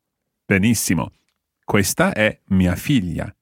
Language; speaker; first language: Italian; non-native, fluent; English